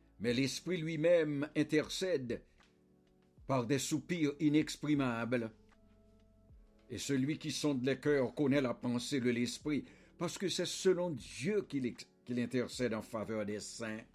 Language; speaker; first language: French; non-native, local second language; Haitian Creole